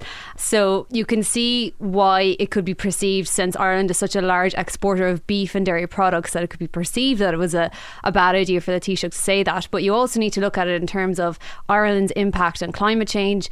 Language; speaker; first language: English; native; English